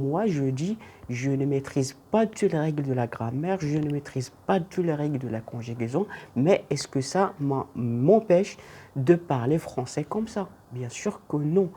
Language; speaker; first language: French; non-native, local second language; Arabic